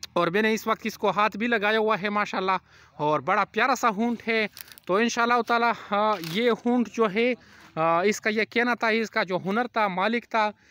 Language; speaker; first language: Urdu; non-native, local second language; Pashto